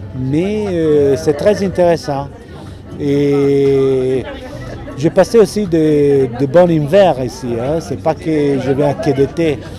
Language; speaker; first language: French; non-native, fluent; Italian